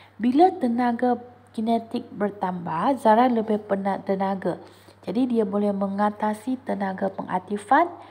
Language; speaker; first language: Malay; non-native, local second language; Chinese